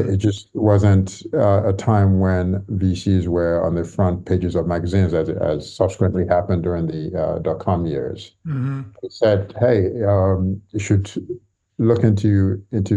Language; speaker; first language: English; non-native, local second language; Yoruba